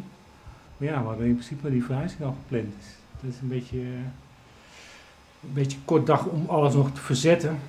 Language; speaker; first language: Dutch; native; Dutch